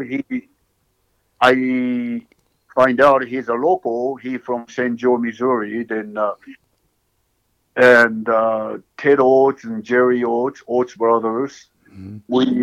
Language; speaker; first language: English; non-native, learner; Japanese